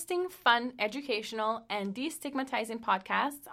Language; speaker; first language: English; non-native, fluent; Spanish